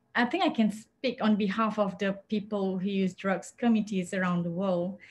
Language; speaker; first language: English; non-native, local second language; Malay